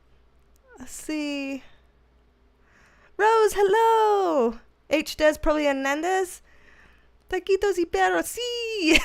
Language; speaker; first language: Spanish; non-native, learner; English